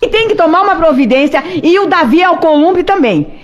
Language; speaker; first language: Portuguese; native; Portuguese